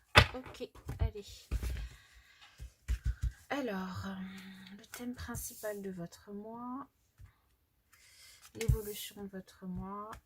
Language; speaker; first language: French; native; French